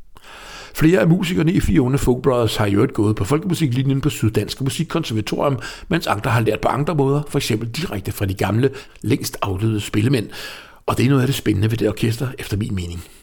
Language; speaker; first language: Danish; native; Danish